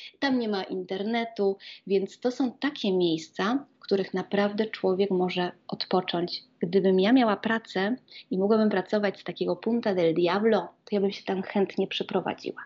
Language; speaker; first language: Polish; native; Polish